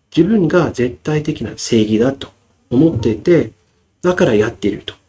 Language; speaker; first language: Japanese; non-native, fluent; English